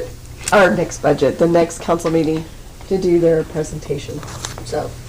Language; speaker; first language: English; native; English